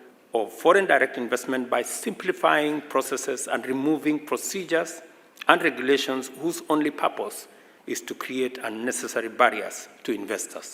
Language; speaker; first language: English; non-native, local second language; Swahili